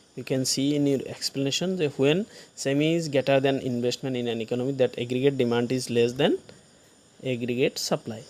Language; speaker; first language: English; non-native, local second language; Assamese